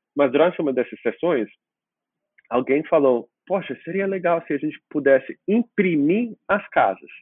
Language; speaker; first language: Portuguese; non-native, fluent; English